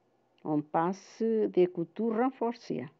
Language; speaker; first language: French; non-native, fluent; Portuguese